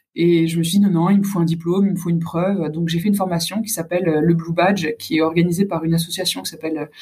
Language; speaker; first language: French; native; French